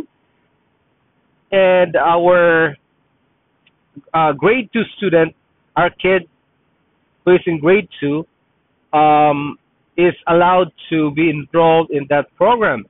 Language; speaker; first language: English; non-native, local second language; Filipino